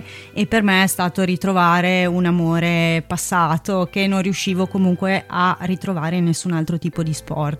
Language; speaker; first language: Italian; native; Italian